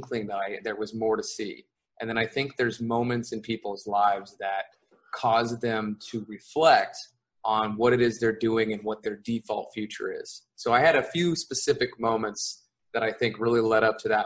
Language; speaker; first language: English; native; English